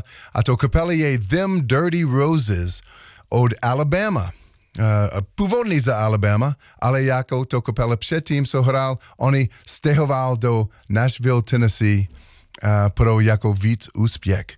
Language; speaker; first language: Czech; non-native, learner; English